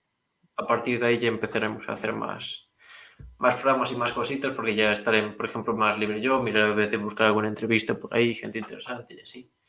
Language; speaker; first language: Spanish; native; Spanish